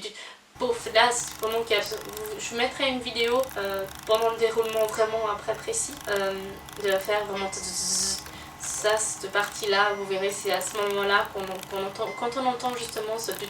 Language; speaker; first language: French; native; French